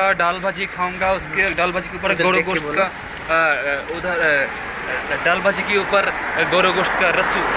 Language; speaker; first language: Hindi; non-native, fluent; Bangla